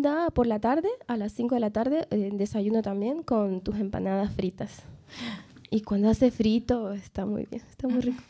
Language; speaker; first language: Spanish; native; Spanish